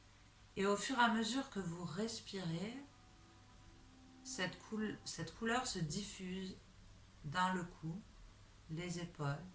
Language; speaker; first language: French; native; French